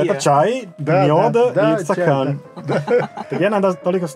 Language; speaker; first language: Russian; non-native, learner; Italian